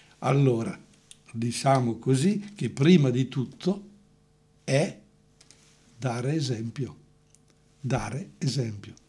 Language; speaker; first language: Italian; native; Italian